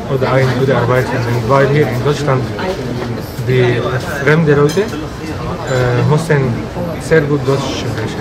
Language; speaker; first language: German; non-native, learner; Arabic